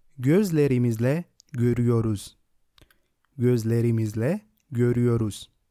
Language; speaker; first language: Turkish; non-native, fluent; Indonesian